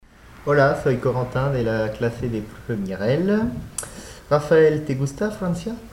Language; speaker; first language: Spanish; non-native, learner; French